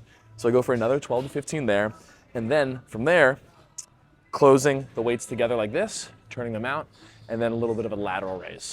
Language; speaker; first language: English; native; English